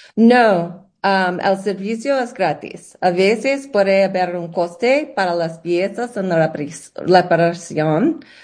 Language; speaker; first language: Spanish; non-native, learner; English